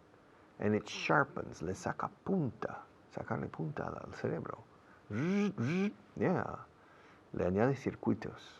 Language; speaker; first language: Spanish; non-native, fluent; English